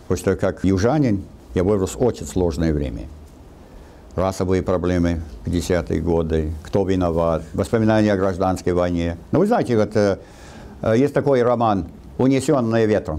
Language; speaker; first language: Russian; non-native, fluent; English